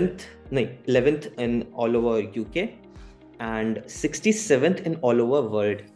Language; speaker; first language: English; non-native, local second language; Hindi